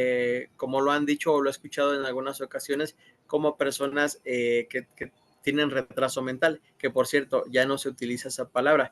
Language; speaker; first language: Spanish; native; Spanish